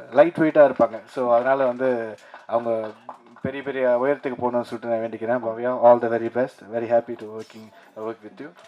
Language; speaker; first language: Tamil; early bilingual, heritage; Tamil